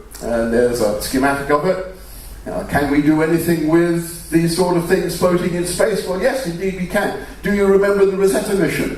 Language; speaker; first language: English; native; English